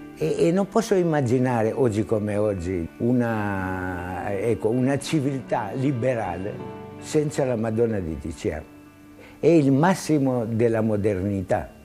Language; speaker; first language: Italian; non-native, fluent; Greek